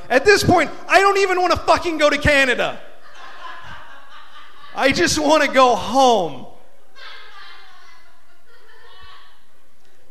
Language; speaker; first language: English; native; English